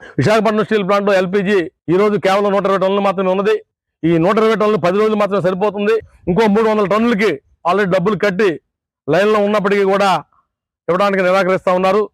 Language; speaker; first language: Telugu; native; Telugu